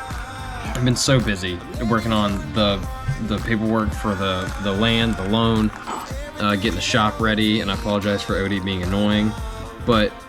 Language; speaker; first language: English; native; English